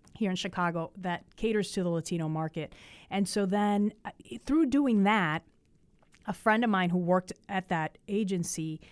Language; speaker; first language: English; early bilingual, other home language; Spanish